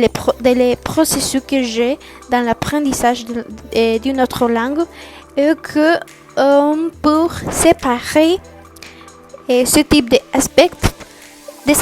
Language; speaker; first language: French; non-native, learner; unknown